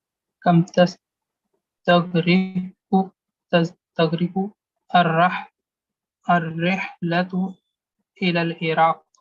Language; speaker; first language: Arabic; non-native, learner; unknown